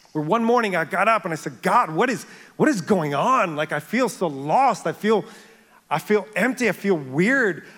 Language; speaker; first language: English; native; English